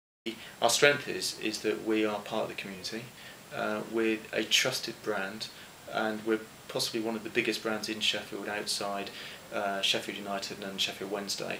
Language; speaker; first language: English; native; English